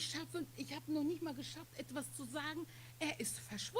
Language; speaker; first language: German; non-native, fluent; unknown